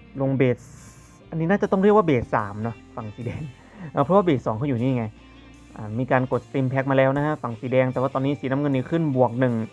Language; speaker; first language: Thai; native; Thai